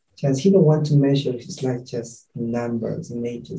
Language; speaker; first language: English; non-native, fluent; Spanish